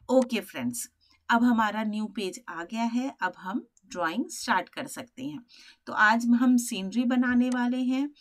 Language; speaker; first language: Hindi; native; Hindi